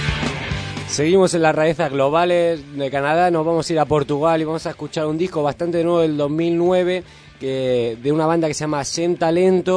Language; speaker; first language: Spanish; native; Spanish